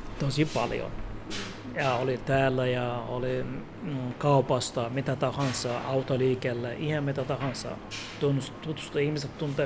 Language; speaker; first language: Finnish; non-native, learner; Turkish